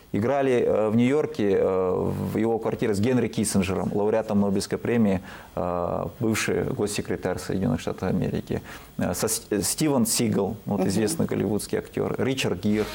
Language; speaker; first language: Russian; native; Russian